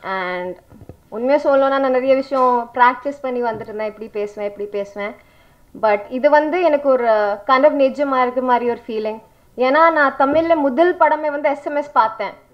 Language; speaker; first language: Tamil; non-native, fluent; Hindi